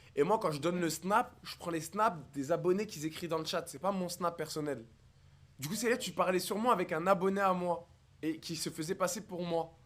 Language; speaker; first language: French; native; French